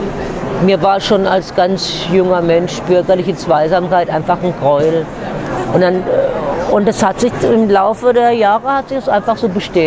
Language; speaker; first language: German; native; German